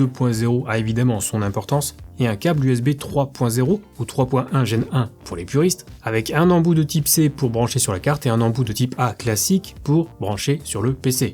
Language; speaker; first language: French; native; French